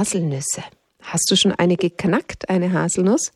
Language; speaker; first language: German; native; German